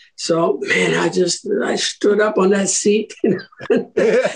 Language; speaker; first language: English; early bilingual, other home language; Italian